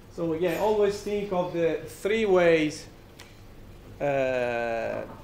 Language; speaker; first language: English; non-native, fluent; Italian